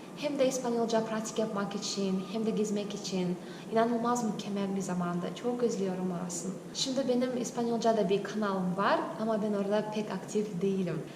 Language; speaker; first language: Turkish; non-native, fluent; Kazakh